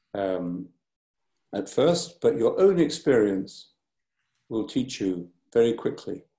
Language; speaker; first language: English; native; English